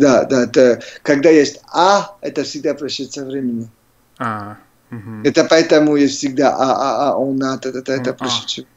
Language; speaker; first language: Russian; non-native, learner; French